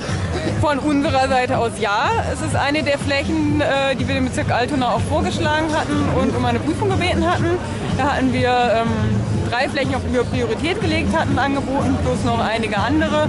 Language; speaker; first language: German; native; German